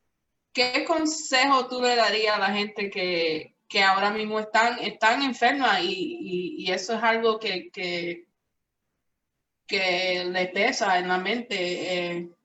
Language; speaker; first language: Spanish; early bilingual, heritage; Spanish